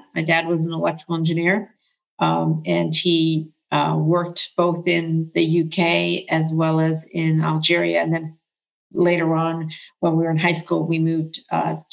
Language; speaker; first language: English; early bilingual, other home language; Arabic